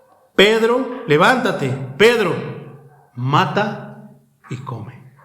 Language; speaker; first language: Spanish; native; Spanish